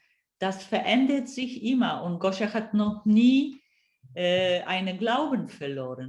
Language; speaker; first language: German; non-native, fluent; Polish